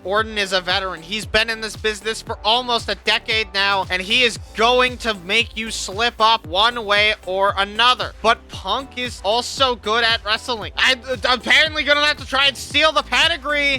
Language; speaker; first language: English; native; English